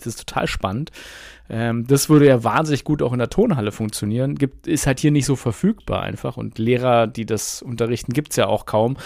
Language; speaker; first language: German; native; German